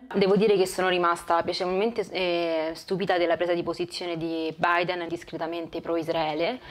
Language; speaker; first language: Italian; native; Italian